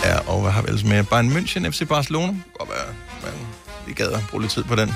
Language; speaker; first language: Danish; native; Danish